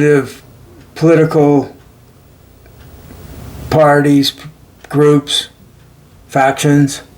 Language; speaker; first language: English; native; English